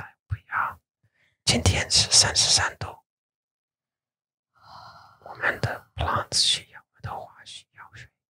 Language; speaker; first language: Chinese; non-native, learner; English